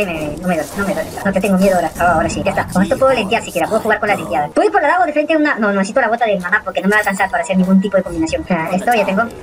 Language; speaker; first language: Spanish; native; Spanish